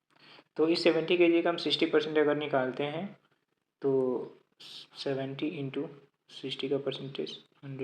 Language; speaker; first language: Hindi; native; Hindi